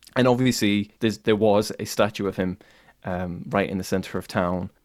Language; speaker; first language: English; native; English